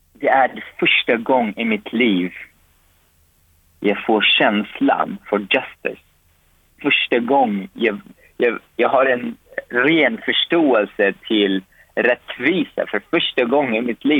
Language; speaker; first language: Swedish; non-native, fluent; Arabic